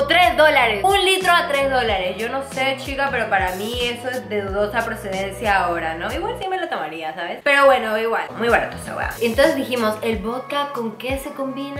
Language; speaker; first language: Spanish; native; Spanish